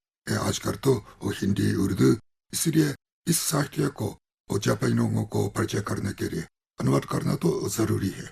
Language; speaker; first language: Hindi; non-native, fluent; Japanese